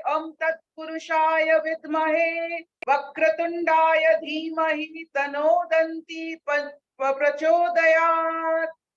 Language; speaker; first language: Hindi; non-native, local second language; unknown